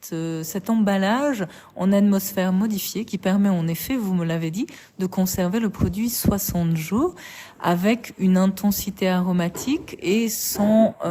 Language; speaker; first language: French; native; French